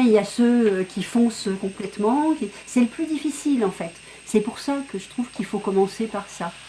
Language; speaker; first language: French; native; French